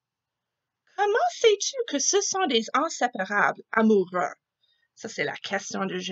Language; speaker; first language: French; non-native, fluent; English